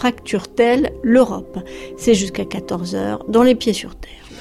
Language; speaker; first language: French; native; French